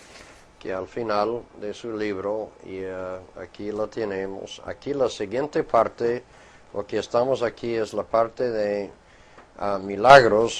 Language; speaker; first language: Spanish; non-native, fluent; English